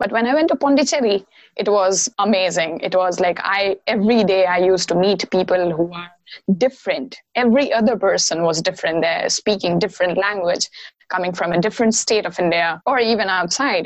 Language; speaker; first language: English; non-native, local second language; Maithili